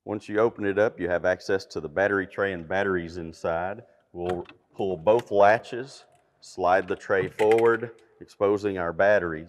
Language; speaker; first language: English; native; English